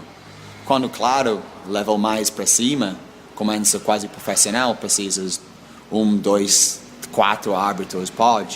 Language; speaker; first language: Portuguese; non-native, learner; English